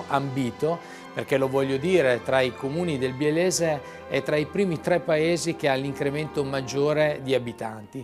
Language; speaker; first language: Italian; native; Italian